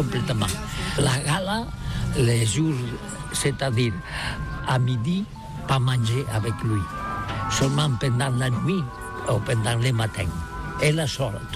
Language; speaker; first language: French; non-native, learner; Catalan